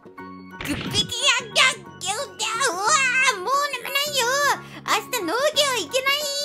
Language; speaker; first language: Japanese; native; Japanese